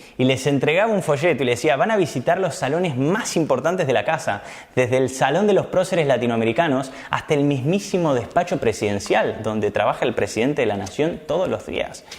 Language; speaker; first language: Spanish; native; Spanish